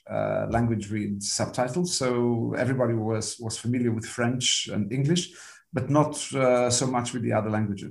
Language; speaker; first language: English; non-native, fluent; Portuguese